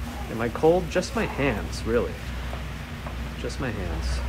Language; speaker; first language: English; early bilingual, other home language; Russian